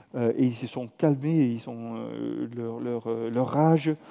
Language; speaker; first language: French; non-native, fluent; Dutch